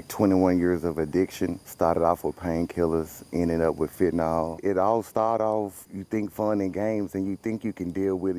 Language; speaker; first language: English; native; English